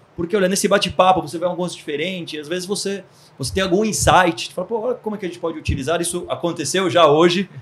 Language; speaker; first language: Portuguese; early bilingual, other home language; Hebrew